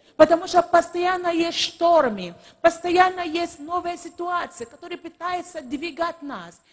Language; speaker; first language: Russian; non-native, fluent; Yoruba